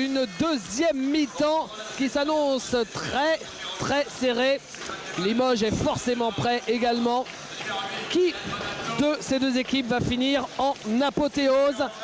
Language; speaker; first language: French; native; French